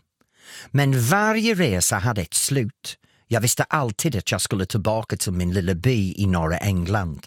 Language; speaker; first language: Swedish; non-native, fluent; English